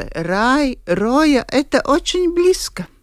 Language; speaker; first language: Russian; non-native, local second language; Latvian